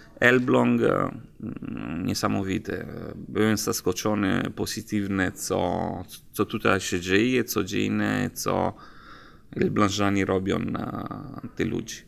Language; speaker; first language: Polish; non-native, learner; Italian